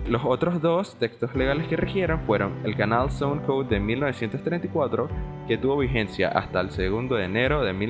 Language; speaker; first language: Spanish; native; Spanish